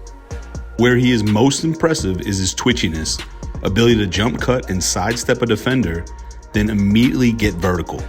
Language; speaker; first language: English; native; English